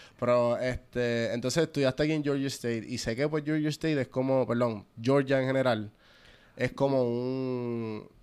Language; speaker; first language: Spanish; early bilingual, heritage; Spanish